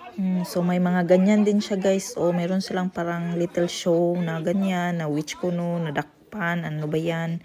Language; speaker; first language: Filipino; non-native, local second language; Cebuano